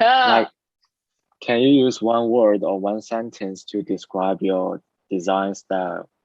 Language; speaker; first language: English; non-native, learner; Chinese